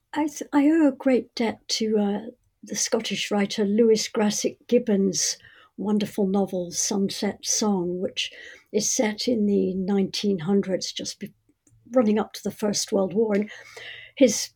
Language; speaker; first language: English; native; English